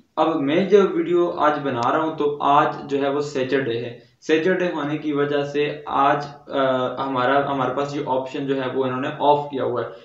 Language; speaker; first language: Urdu; non-native, local second language; Punjabi